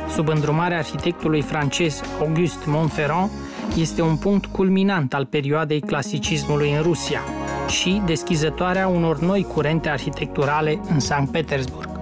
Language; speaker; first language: Romanian; native; Romanian